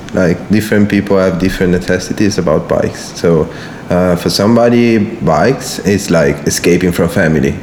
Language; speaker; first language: English; non-native, fluent; Italian